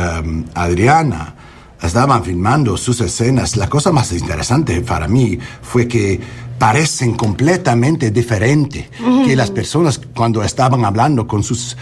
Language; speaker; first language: Spanish; non-native, learner; English